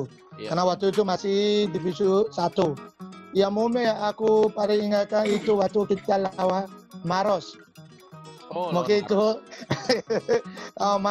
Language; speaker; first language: Indonesian; non-native, fluent; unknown